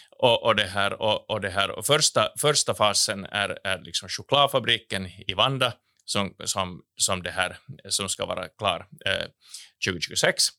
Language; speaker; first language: Swedish; native; Swedish